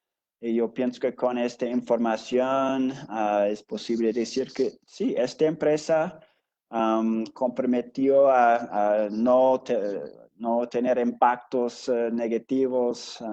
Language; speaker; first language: Spanish; non-native, fluent; English